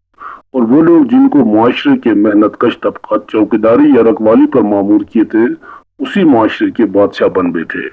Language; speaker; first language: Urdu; non-native, local second language; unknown